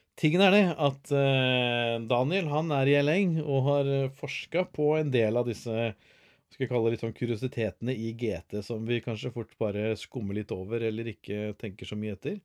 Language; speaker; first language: Norwegian; native; Norwegian